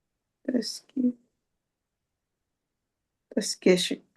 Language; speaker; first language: German; non-native, learner; Filipino